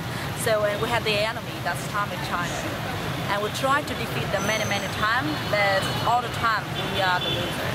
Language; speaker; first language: English; non-native, learner; Vietnamese